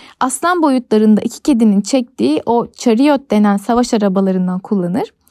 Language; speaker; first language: Turkish; native; Turkish